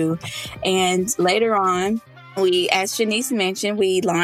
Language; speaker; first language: English; native; English